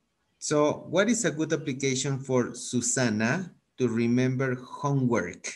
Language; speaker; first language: English; non-native, fluent; Spanish